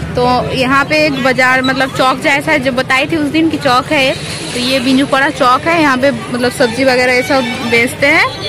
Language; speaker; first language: Hindi; non-native, local second language; Bangla